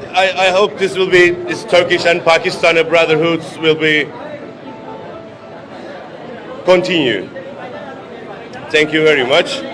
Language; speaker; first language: English; non-native, learner; Turkish